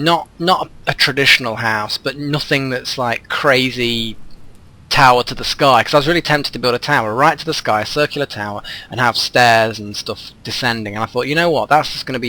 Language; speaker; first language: English; native; English